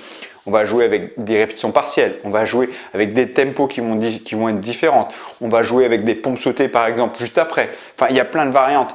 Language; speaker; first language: French; native; French